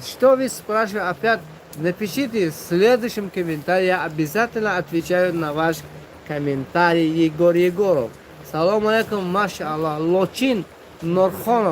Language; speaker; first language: Russian; non-native, local second language; Tajik